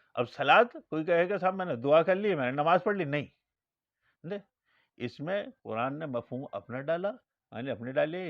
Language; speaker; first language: Urdu; native; Urdu